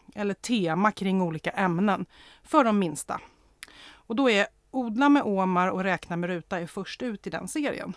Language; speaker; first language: Swedish; native; Swedish